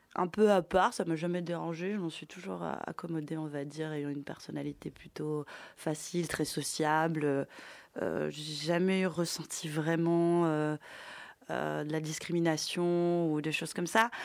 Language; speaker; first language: French; early bilingual, other home language; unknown